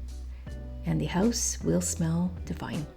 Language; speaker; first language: English; native; English